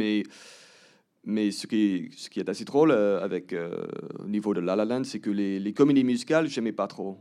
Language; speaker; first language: French; early bilingual, heritage; English